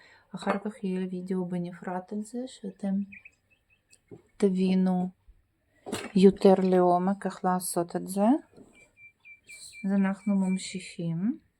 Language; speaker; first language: Hebrew; non-native, fluent; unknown